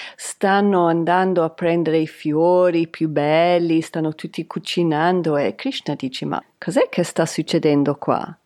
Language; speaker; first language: Italian; non-native, fluent; English